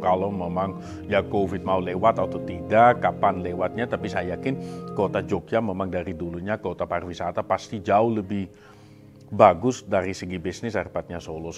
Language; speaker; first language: Indonesian; non-native, fluent; Dutch